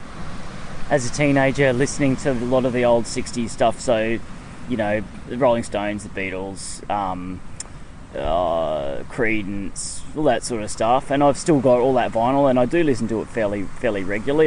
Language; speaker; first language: English; native; English